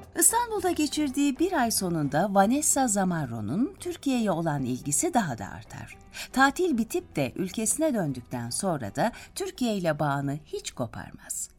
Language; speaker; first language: Turkish; native; Turkish